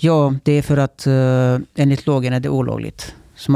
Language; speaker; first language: Swedish; early bilingual, other home language; Turkish